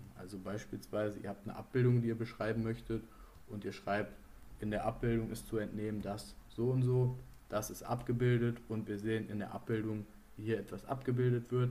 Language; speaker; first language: German; native; German